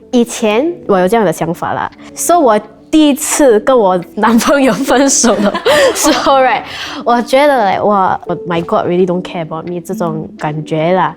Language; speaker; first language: Chinese; non-native, local second language; English